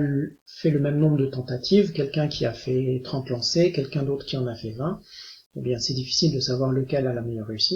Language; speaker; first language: French; native; French